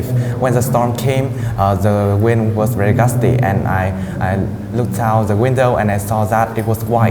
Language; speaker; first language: English; non-native, fluent; Vietnamese